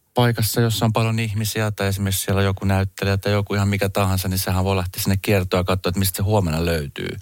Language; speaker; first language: Finnish; early bilingual, other home language; Spanish